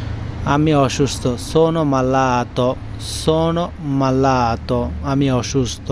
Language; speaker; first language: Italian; non-native, learner; Bangla